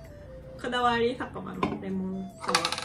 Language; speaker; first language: Japanese; native; Japanese